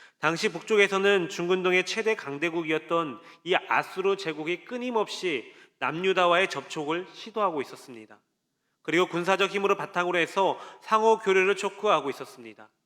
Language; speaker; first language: Korean; native; Korean